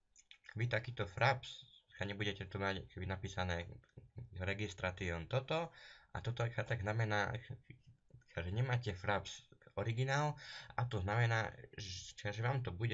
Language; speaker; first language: Slovak; native; Slovak